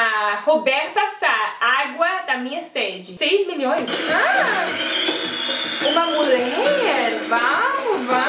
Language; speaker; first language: Portuguese; non-native, learner; Dutch